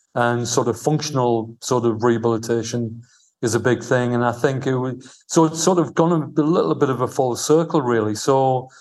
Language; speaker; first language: English; native; English